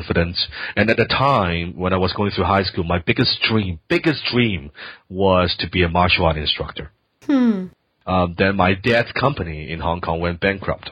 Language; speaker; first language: English; non-native, local second language; Cantonese